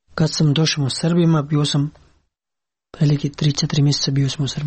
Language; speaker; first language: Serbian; non-native, learner; Pashto